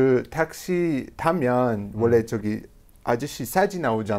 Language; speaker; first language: Korean; non-native, fluent; English